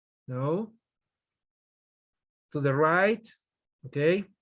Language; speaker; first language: English; non-native, fluent; Spanish